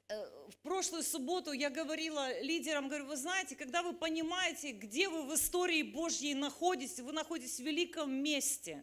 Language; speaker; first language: Russian; native; Russian